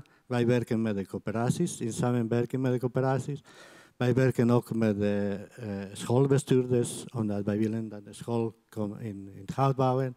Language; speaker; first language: Dutch; non-native, fluent; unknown